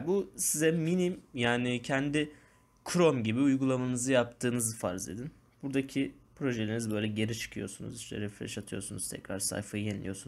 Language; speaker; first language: Turkish; native; Turkish